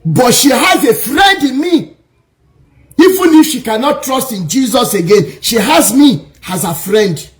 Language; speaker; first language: English; non-native, local second language; Yoruba